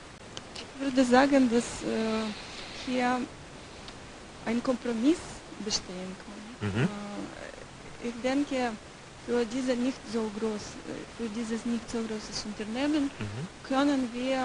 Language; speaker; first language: German; non-native, learner; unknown